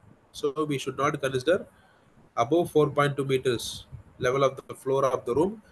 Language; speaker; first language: English; non-native, local second language; Telugu